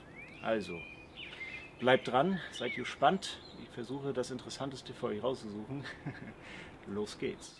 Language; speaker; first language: German; native; German